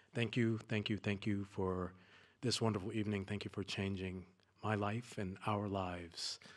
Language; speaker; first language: English; native; English